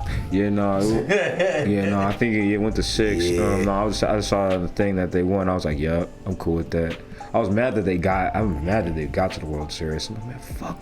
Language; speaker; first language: English; native; English